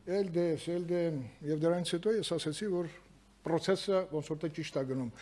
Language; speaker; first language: Armenian; native; Armenian